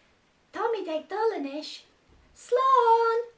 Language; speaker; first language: Irish; non-native, local second language; English